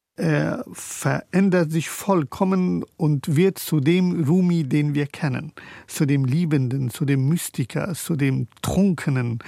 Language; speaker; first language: German; early bilingual, other home language; Persian